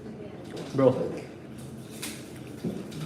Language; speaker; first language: English; non-native, local second language; Filipino